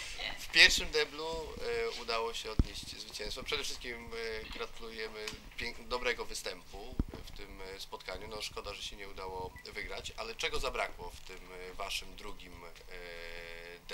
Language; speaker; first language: Polish; native; Polish